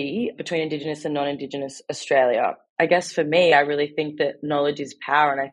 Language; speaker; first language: English; native; English